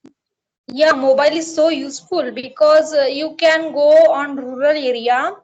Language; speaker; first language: English; non-native, learner; Marathi